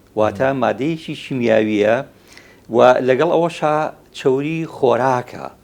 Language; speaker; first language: Central Kurdish; native; Central Kurdish